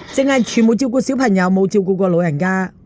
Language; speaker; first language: Cantonese; native; Cantonese